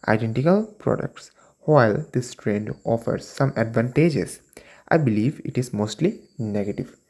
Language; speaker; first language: English; non-native, local second language; Bangla